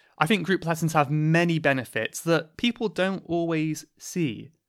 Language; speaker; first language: English; native; English